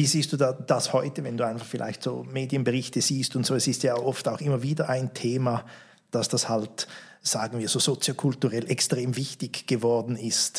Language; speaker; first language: German; native; German